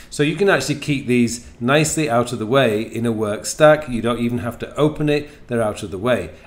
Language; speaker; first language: English; native; English